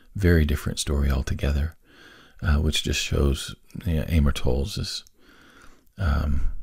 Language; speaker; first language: English; native; English